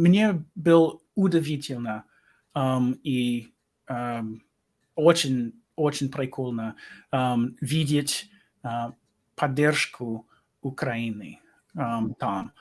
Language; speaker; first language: Russian; non-native, learner; English